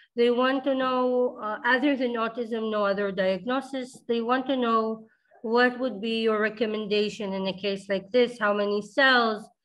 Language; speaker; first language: English; non-native, fluent; Hebrew